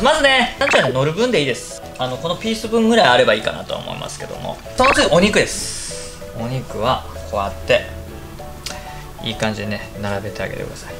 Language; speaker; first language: Japanese; native; Japanese